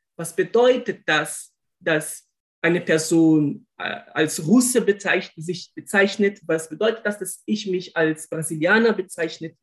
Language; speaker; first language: German; non-native, fluent; Portuguese